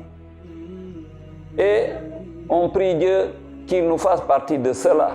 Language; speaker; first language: French; non-native, local second language; Wolof